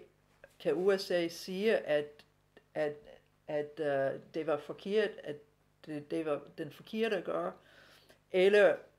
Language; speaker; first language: Danish; non-native, fluent; English